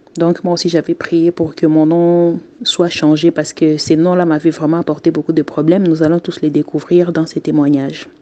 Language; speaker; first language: French; non-native, local second language; Lingala